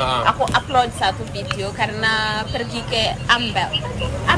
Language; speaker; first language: Indonesian; non-native, fluent; Shona